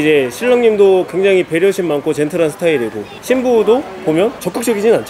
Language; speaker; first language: Korean; native; Korean